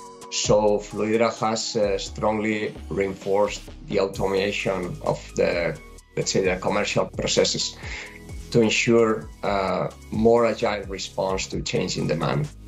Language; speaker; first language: English; non-native, fluent; Spanish